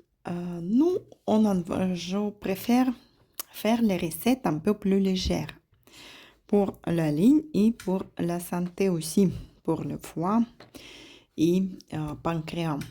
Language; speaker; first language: French; non-native, fluent; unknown